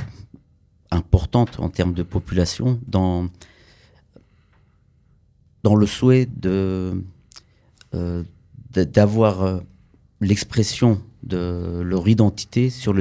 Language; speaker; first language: French; early bilingual, other home language; Kurdish